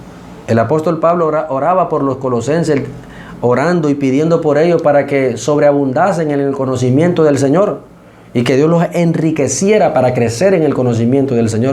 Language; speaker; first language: Spanish; native; Spanish